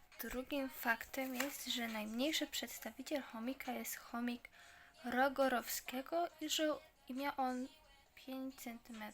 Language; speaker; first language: Polish; native; Polish